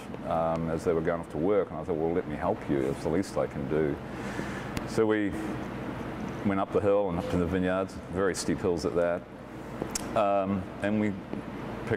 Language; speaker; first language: English; native; English